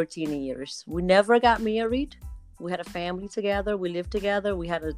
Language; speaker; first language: English; non-native, fluent; Kabuverdianu